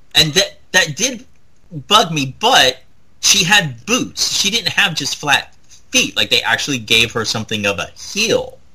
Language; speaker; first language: English; native; English